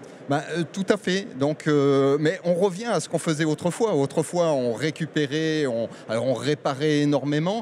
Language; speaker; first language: French; native; French